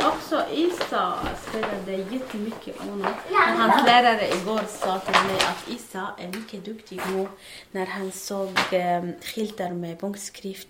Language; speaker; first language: Swedish; non-native, learner; Arabic